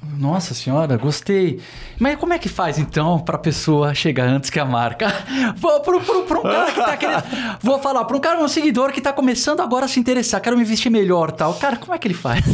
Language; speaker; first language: Portuguese; native; Portuguese